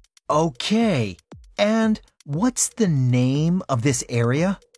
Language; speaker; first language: English; native; English